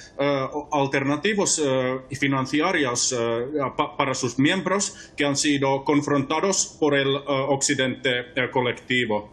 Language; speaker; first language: Spanish; non-native, fluent; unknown